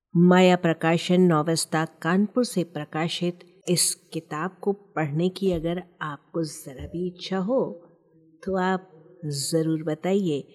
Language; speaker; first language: Hindi; native; Hindi